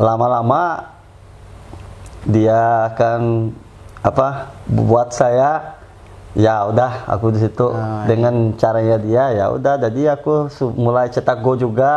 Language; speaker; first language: Indonesian; non-native, fluent; Portuguese